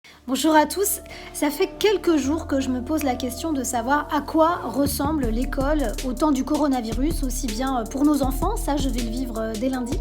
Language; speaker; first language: French; native; French